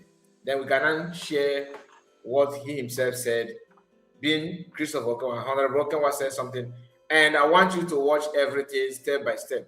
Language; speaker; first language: English; non-native, local second language; Igbo